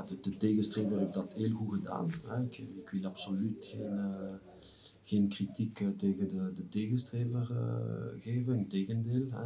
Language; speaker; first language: Dutch; non-native, local second language; French